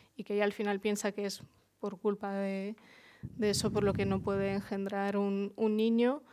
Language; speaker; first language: Spanish; early bilingual, other home language; Russian